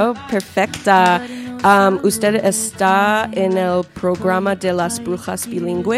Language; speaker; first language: Spanish; non-native, learner; English